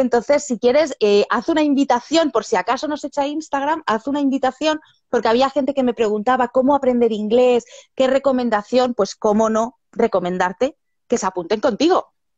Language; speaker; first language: Spanish; native; Spanish